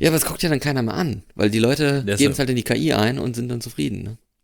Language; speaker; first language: German; native; German